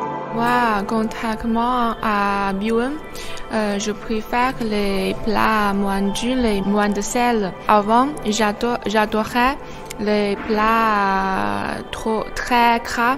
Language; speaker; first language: French; non-native, learner; Chinese